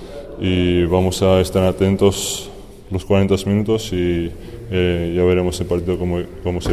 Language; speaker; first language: Spanish; non-native, fluent; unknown